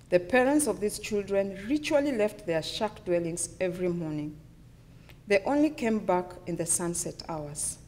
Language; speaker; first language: English; non-native, local second language; Luyia